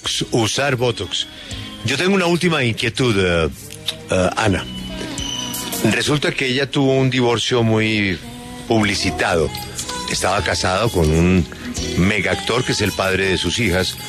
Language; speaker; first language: Spanish; native; Spanish